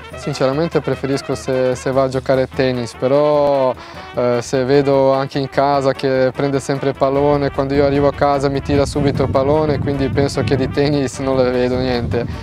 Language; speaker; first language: Italian; non-native, fluent; Serbian